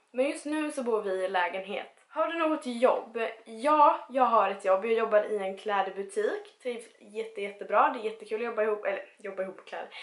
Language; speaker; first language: Swedish; early bilingual, other home language; Spanish